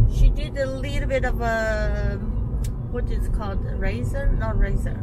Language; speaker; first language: English; non-native, fluent; Chinese